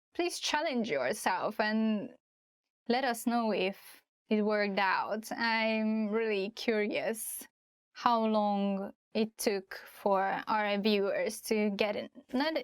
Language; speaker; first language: English; non-native, fluent; Hungarian